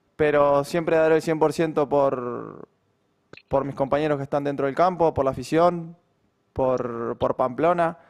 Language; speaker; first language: Spanish; native; Spanish